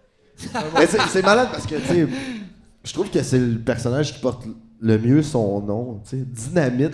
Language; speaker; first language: French; native; French